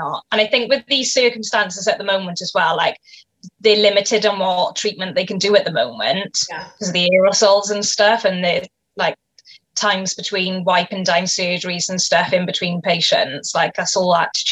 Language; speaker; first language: English; native; English